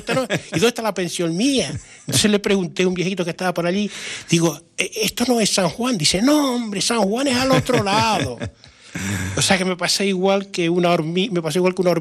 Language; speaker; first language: Spanish; native; Spanish